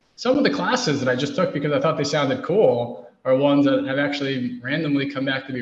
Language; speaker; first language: English; native; English